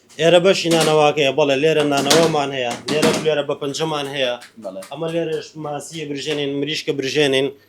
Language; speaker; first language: Central Kurdish; native; Central Kurdish